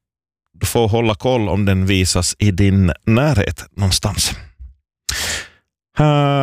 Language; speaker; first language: Swedish; native; Swedish